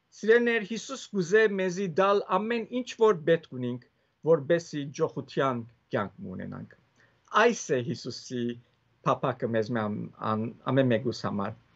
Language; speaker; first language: Armenian; early bilingual, heritage; Armenian